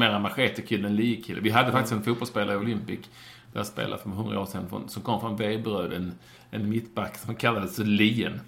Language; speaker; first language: Swedish; native; Swedish